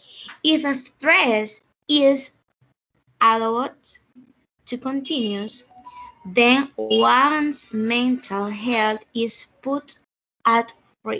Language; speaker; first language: English; non-native, learner; Spanish